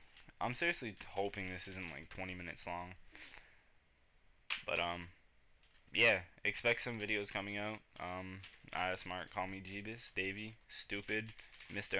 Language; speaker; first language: English; native; English